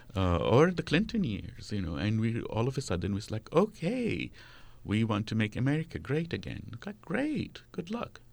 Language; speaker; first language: English; non-native, fluent; Arabic